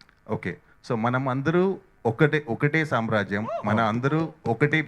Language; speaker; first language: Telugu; non-native, learner; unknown